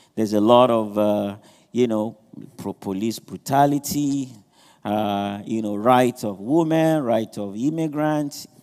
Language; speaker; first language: English; non-native, local second language; Yoruba